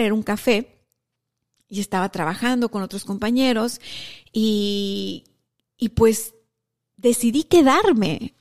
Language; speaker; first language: Spanish; native; Spanish